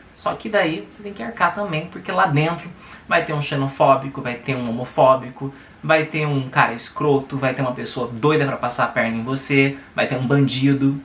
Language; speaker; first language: Portuguese; native; Portuguese